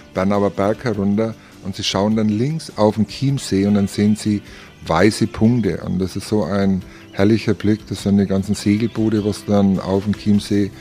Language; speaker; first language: German; native; German